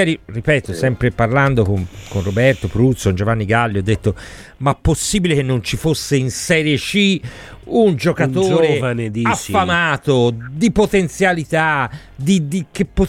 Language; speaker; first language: Italian; native; Italian